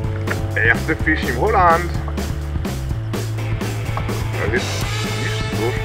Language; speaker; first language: German; non-native, learner; French